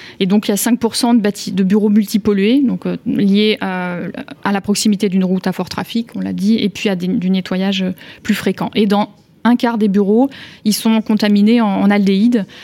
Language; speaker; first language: French; native; French